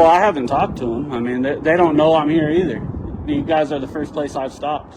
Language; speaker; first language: English; native; English